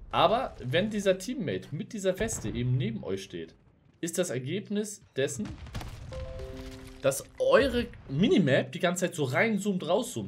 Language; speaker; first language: German; native; German